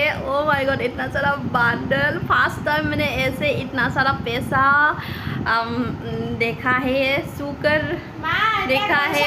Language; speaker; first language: Hindi; non-native, local second language; Assamese